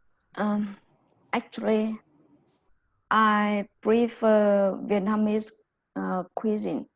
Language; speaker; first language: English; non-native, learner; Vietnamese